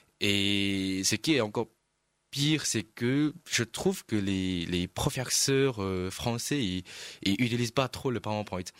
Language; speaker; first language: French; non-native, learner; Chinese